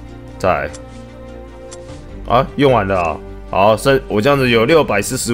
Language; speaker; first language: Chinese; native; Chinese